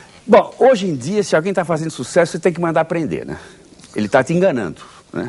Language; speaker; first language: Portuguese; native; Portuguese